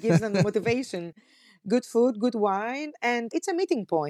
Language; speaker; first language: English; non-native, fluent; Greek